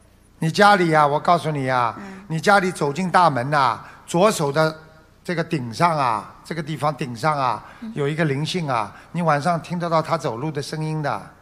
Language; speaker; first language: Chinese; non-native, local second language; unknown